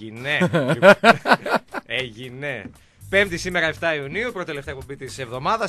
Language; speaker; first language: Greek; native; Greek